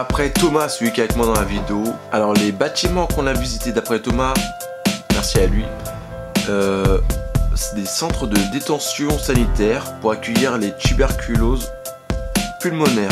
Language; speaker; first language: French; native; French